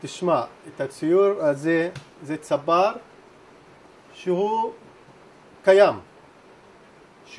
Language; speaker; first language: Hebrew; non-native, local second language; Arabic